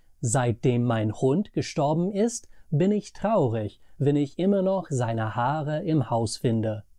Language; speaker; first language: German; non-native, fluent; English